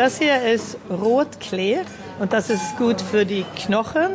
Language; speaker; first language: German; early bilingual, heritage; Swedish